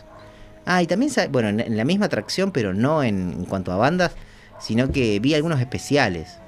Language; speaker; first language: Spanish; native; Spanish